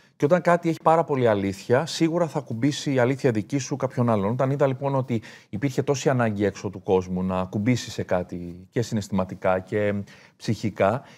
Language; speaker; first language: Greek; native; Greek